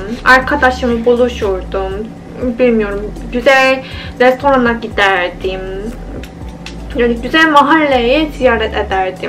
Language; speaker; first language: Turkish; non-native, fluent; Korean